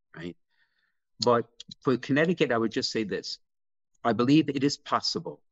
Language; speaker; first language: English; native; English